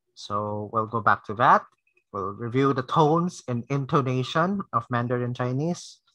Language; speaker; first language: English; non-native, local second language; Cebuano